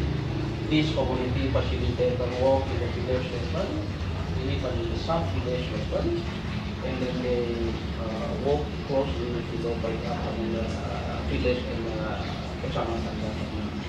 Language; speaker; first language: English; non-native, fluent; Indonesian